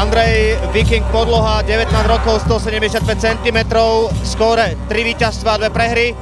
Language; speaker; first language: Slovak; native; Slovak